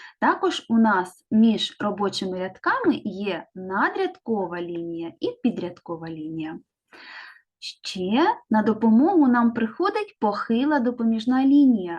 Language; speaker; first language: Ukrainian; native; Ukrainian